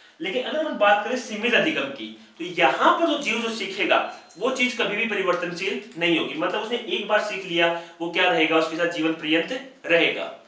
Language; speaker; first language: Hindi; native; Hindi